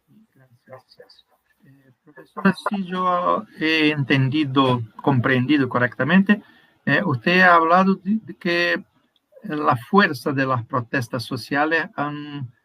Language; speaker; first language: Spanish; non-native, fluent; Portuguese